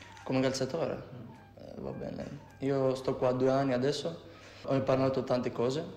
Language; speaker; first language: Italian; non-native, learner; Greek